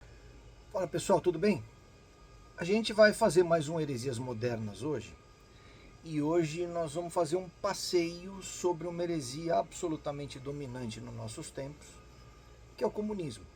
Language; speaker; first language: Portuguese; native; Portuguese